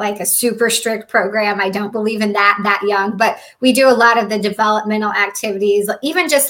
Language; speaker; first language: English; native; English